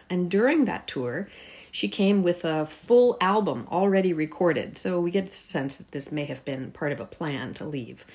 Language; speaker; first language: English; early bilingual, heritage; Persian